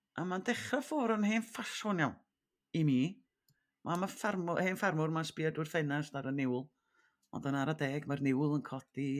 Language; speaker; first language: Welsh; native; Welsh